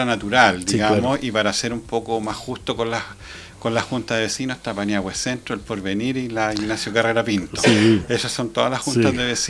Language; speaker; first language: Spanish; native; Spanish